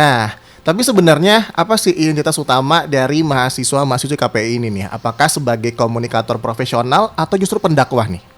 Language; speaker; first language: Indonesian; native; Indonesian